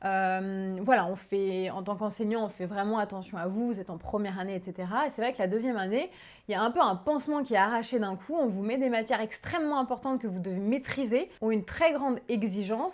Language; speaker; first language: French; native; French